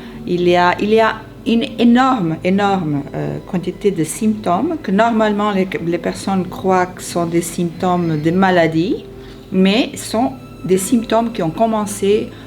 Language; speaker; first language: French; non-native, fluent; Portuguese